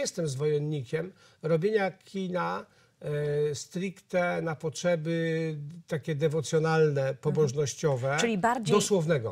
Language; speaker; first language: Polish; native; Polish